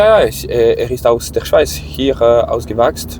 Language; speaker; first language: German; non-native, learner; Persian